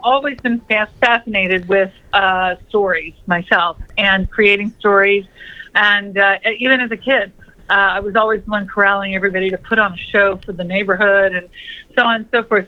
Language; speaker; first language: English; native; English